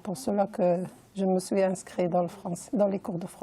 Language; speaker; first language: French; non-native, learner; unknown